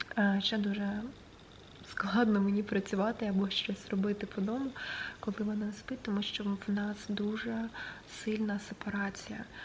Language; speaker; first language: Ukrainian; non-native, local second language; Russian